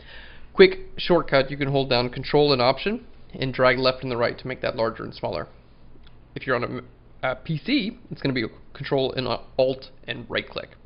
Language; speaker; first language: English; native; English